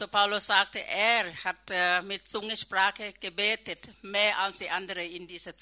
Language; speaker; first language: German; non-native, learner; Thai